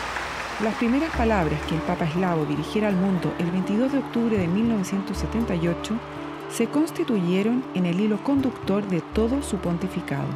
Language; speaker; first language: Spanish; native; Spanish